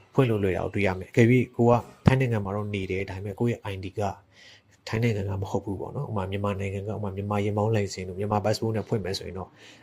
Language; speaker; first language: Burmese; native; Burmese